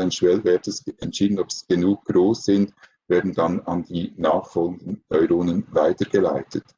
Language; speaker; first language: German; native; German